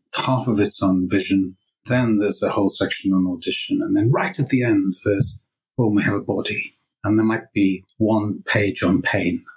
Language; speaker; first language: English; native; English